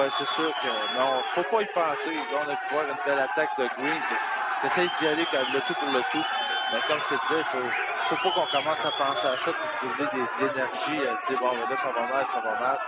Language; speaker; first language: French; native; French